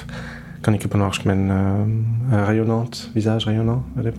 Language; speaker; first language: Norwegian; non-native, fluent; French